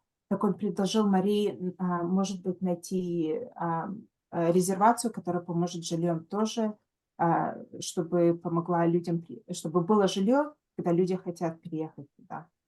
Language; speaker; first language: Russian; early bilingual, heritage; Russian